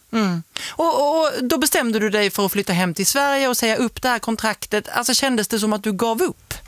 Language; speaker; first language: Swedish; native; Swedish